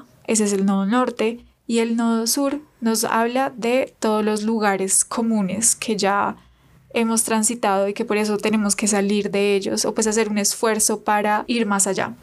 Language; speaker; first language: Spanish; native; Spanish